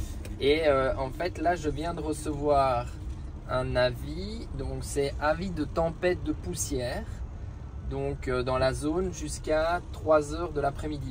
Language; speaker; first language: French; native; French